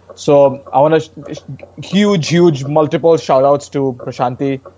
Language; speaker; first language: English; non-native, local second language; Hindi